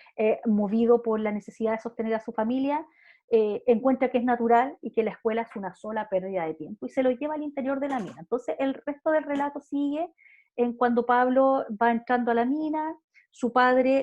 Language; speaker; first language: Spanish; native; Spanish